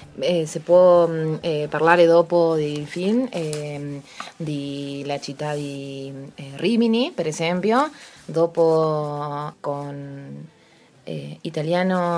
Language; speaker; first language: Italian; early bilingual, heritage; Spanish